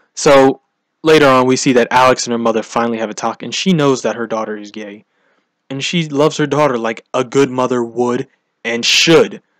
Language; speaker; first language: English; native; English